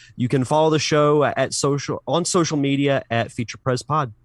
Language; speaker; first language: English; native; English